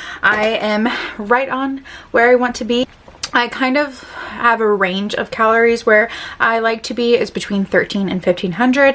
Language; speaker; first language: English; native; English